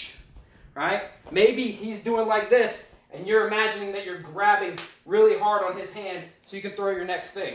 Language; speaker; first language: English; native; English